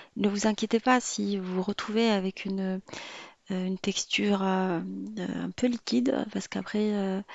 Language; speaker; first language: French; non-native, local second language; Arabic